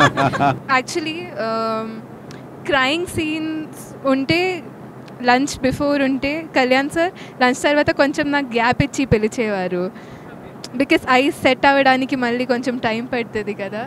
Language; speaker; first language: Telugu; non-native, local second language; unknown